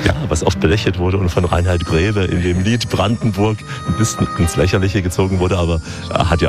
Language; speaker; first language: German; native; German